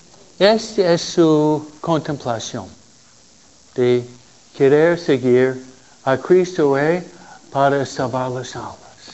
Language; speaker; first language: Spanish; non-native, fluent; English